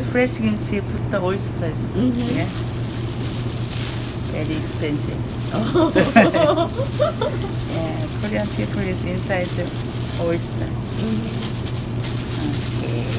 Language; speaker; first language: English; non-native, learner; Korean